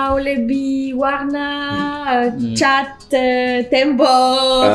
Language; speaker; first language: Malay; non-native, learner; French